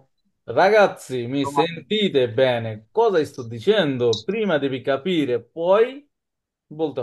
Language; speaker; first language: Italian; non-native, learner; Bangla